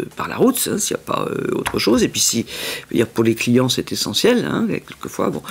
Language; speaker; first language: French; native; French